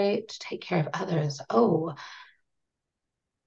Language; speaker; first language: English; native; English